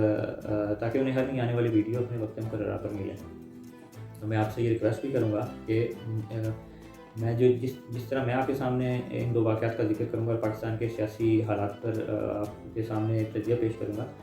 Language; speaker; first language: Urdu; native; Urdu